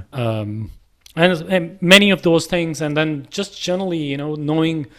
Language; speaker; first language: English; non-native, local second language; Punjabi